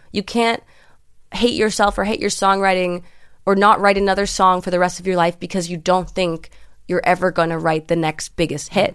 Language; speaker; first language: English; early bilingual, other home language; German